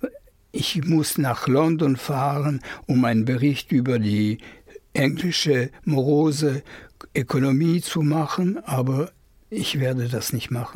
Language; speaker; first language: German; non-native, fluent; French